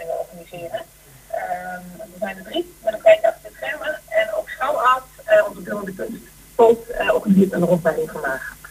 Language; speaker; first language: Dutch; native; Dutch